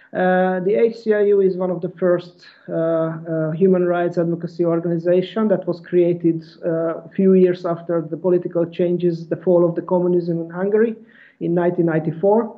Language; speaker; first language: English; non-native, fluent; Hungarian